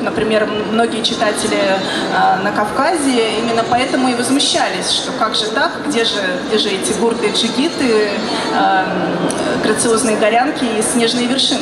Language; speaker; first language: Russian; native; Russian